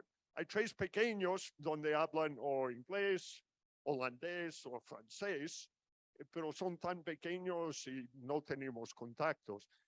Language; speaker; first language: Spanish; non-native, fluent; English